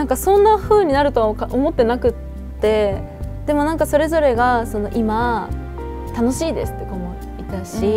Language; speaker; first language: Japanese; native; Japanese